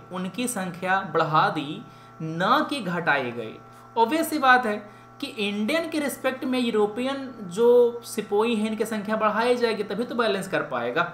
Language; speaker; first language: Hindi; native; Hindi